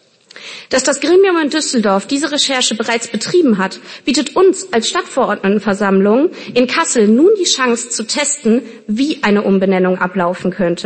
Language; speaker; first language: German; native; German